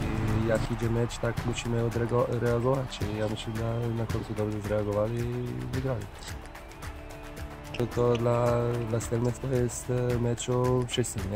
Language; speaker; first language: Polish; non-native, fluent; Slovenian